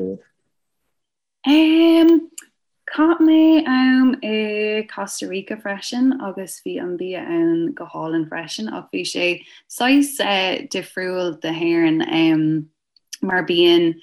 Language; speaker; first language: Irish; non-native, local second language; English